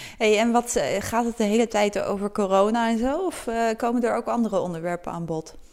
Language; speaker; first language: Dutch; native; Dutch